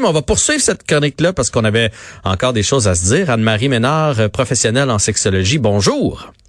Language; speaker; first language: French; native; French